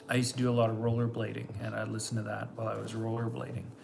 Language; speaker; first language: English; native; English